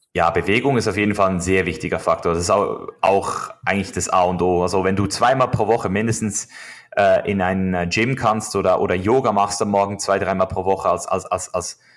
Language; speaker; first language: German; native; German